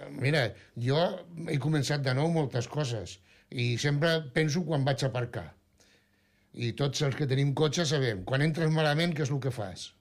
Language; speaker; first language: Catalan; non-native, local second language; Spanish